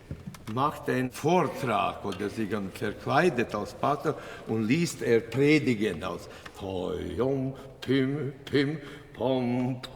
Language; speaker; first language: German; non-native, fluent; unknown